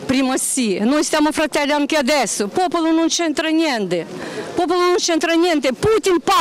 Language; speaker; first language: Italian; non-native, learner; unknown